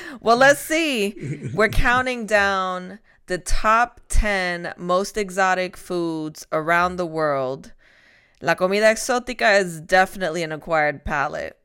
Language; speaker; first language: English; early bilingual, other home language; Spanish